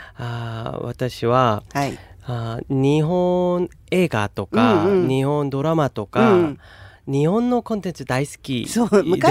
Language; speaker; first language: Japanese; non-native, learner; Korean